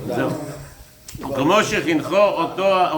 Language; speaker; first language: Hebrew; early bilingual, heritage; English